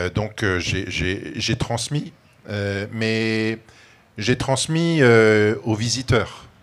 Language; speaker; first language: French; native; French